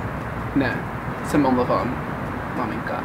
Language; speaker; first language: Czech; early bilingual, heritage; English